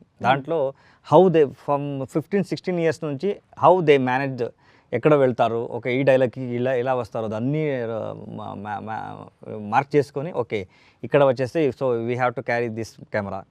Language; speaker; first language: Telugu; non-native, learner; Kannada